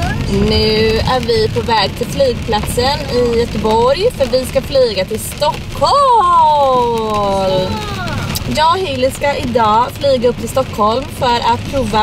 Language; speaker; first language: Swedish; native; Swedish